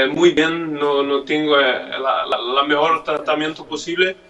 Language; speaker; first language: Spanish; non-native, learner; Portuguese